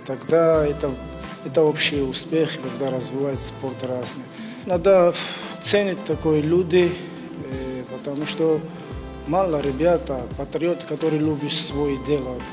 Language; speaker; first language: Russian; non-native, fluent; Georgian